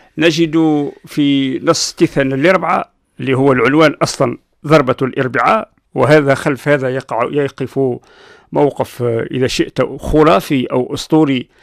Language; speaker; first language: Arabic; non-native, local second language; Berber languages